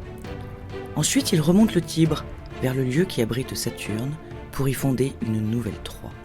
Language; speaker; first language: French; native; French